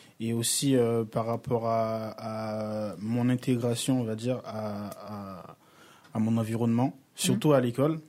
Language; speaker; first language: French; early bilingual, other home language; Haitian Creole